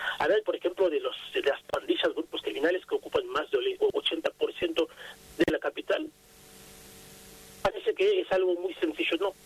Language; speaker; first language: Spanish; non-native, fluent; Haitian Creole